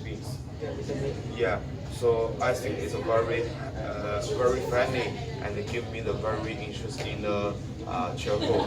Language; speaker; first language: English; non-native, learner; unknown